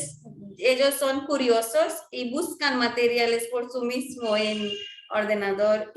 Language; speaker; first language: Spanish; non-native, fluent; Marwari